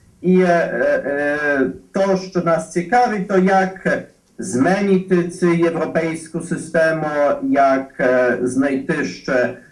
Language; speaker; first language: Ukrainian; non-native, fluent; Polish